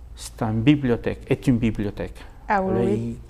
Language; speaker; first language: French; non-native, fluent; Spanish